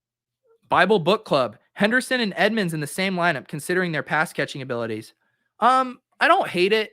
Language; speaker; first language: English; native; English